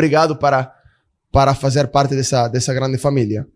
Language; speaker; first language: Portuguese; non-native, fluent; Italian